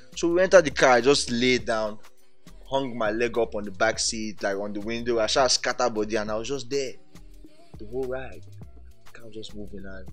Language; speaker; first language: English; non-native, local second language; Yoruba